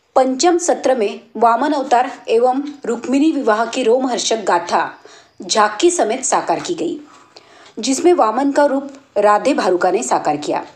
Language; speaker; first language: Hindi; non-native, local second language; Marathi